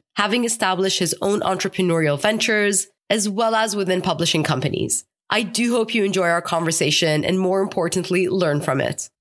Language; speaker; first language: English; non-native, fluent; Arabic